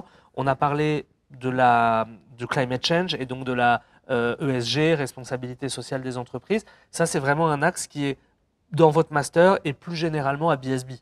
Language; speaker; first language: French; native; French